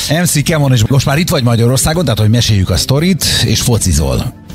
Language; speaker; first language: Hungarian; native; Hungarian